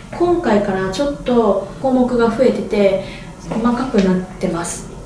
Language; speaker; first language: Japanese; native; Japanese